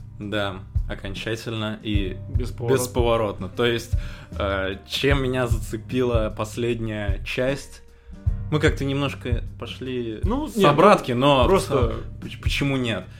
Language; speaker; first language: Russian; native; Russian